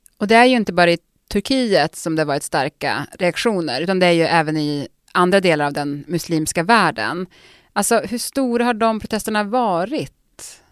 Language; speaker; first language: Swedish; native; Swedish